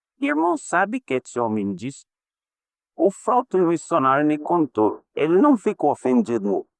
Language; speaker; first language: Portuguese; non-native, fluent; English